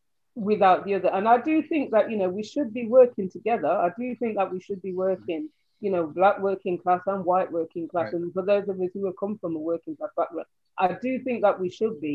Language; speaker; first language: English; native; English